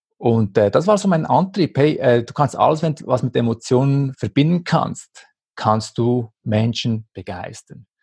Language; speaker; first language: German; early bilingual, other home language; Greek